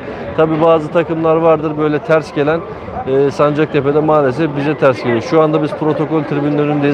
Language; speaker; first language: Turkish; native; Turkish